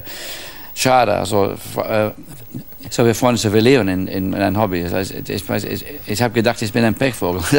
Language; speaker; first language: German; non-native, fluent; English